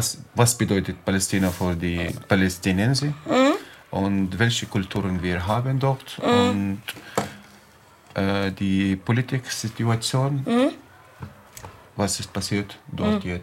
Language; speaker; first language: German; non-native, learner; Arabic